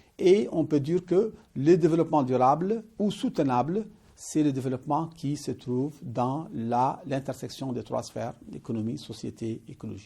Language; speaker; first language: French; non-native, local second language; Arabic